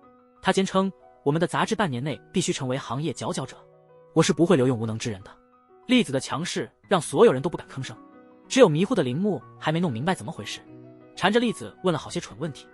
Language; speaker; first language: Chinese; native; Chinese